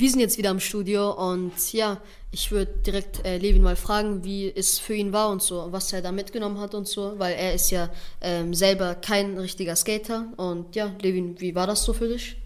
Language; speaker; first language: German; native; German